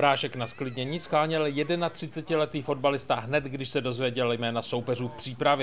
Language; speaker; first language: Czech; native; Czech